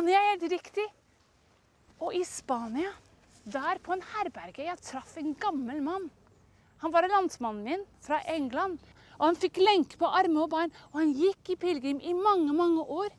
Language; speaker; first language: Norwegian; non-native, fluent; English